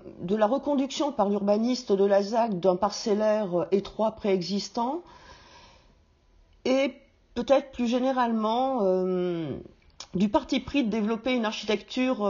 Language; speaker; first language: French; native; French